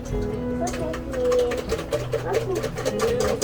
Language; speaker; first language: Dutch; early bilingual, heritage; Dutch